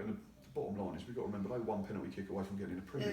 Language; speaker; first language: English; native; English